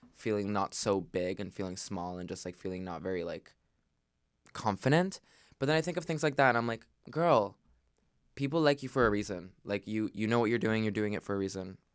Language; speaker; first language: English; early bilingual, other home language; Spanish